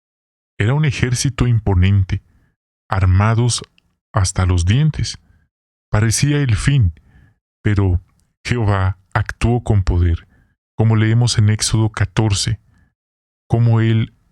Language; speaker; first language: Spanish; native; Spanish